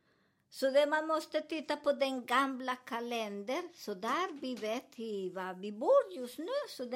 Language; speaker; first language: Swedish; non-native, learner; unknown